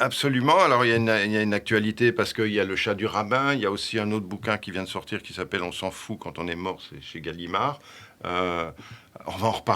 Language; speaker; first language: French; native; French